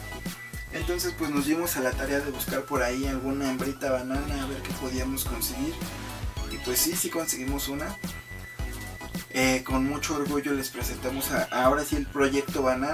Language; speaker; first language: Spanish; native; Spanish